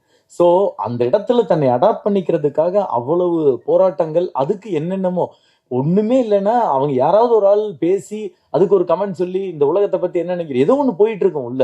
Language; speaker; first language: Tamil; native; Tamil